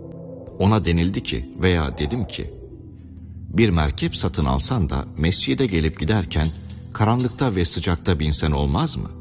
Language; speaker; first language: Turkish; native; Turkish